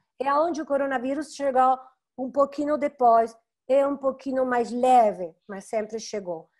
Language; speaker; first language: Portuguese; non-native, fluent; Italian